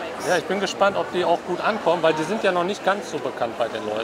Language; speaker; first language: German; native; German